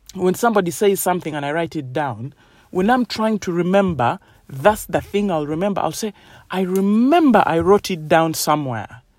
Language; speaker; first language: English; non-native, local second language; Ganda